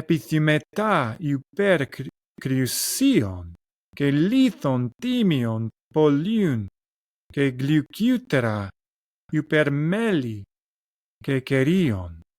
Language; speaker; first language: Greek; non-native, learner; English